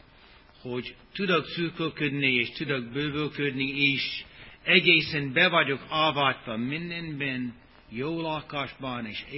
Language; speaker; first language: Hungarian; non-native, fluent; English